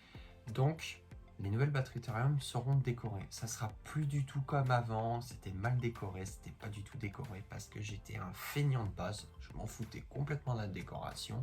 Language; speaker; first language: French; native; French